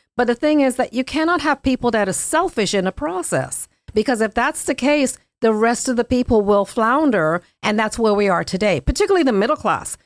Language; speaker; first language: English; native; English